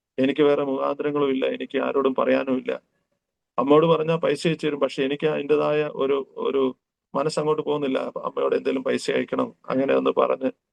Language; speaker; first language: Malayalam; early bilingual, heritage; Malayalam